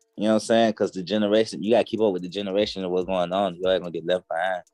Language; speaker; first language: English; native; English